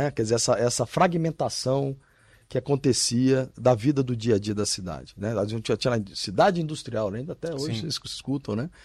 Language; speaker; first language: Portuguese; native; Portuguese